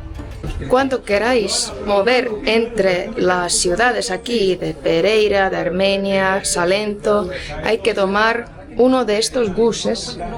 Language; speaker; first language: Spanish; non-native, fluent; Portuguese